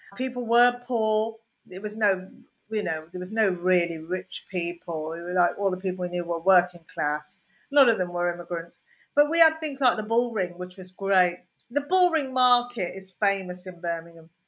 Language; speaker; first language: English; native; English